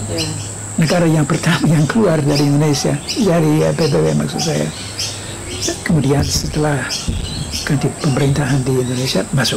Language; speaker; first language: Indonesian; non-native, fluent; English